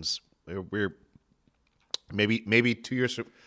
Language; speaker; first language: English; native; English